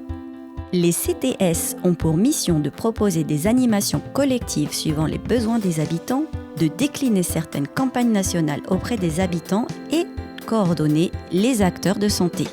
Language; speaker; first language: French; native; French